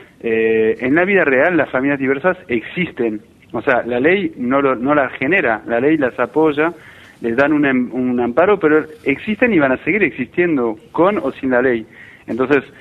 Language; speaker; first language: Spanish; non-native, fluent; French